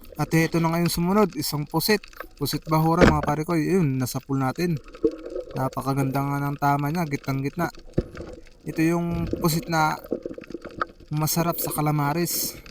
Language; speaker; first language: Filipino; non-native, local second language; Bikol